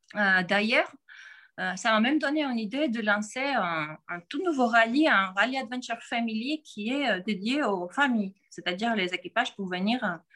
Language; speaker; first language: French; non-native, fluent; Georgian